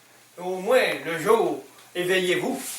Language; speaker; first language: French; native; French